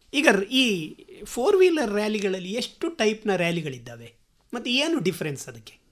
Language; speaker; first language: Kannada; native; Kannada